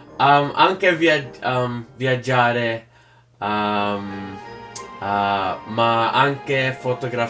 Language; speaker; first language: Italian; non-native, learner; English